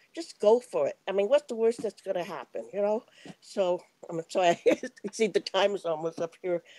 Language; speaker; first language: English; native; English